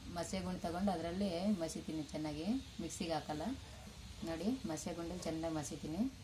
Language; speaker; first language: Kannada; non-native, local second language; Telugu